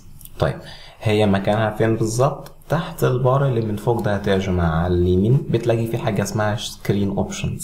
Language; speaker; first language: Arabic; native; Arabic